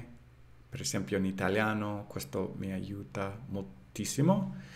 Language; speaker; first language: Italian; non-native, learner; English